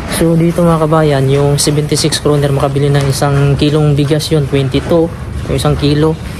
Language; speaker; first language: Filipino; native; Filipino